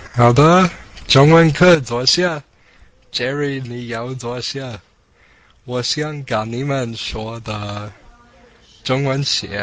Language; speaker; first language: Chinese; non-native, learner; English